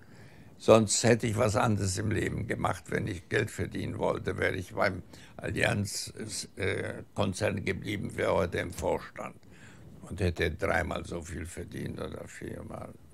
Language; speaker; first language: German; early bilingual, heritage; German